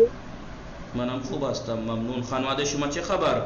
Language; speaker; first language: Urdu; native; Urdu